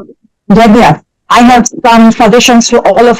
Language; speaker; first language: English; non-native, learner; Bangla